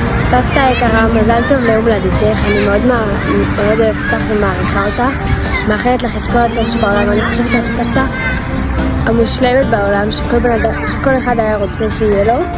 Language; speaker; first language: Hebrew; native; Hebrew